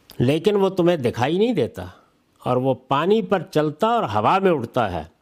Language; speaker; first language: Urdu; non-native, local second language; Punjabi